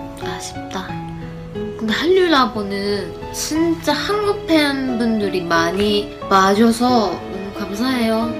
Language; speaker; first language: Korean; non-native, learner; Japanese